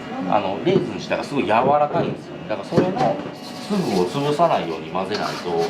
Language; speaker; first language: Japanese; native; Japanese